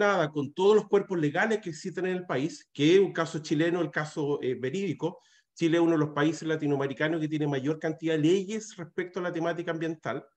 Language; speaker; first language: Spanish; native; Spanish